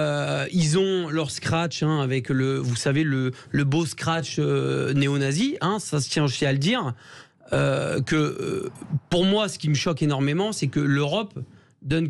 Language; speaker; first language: French; native; French